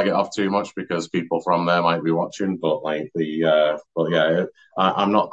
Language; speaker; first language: English; native; English